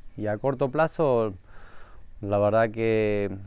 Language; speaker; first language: Spanish; native; Spanish